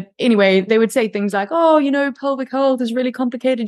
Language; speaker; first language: English; native; English